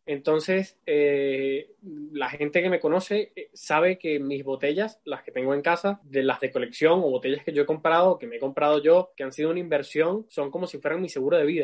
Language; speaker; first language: Spanish; native; Spanish